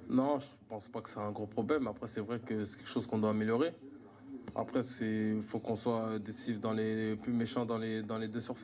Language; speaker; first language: French; native; French